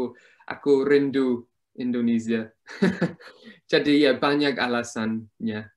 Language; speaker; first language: Indonesian; non-native, learner; English